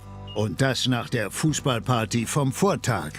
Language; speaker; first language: German; native; German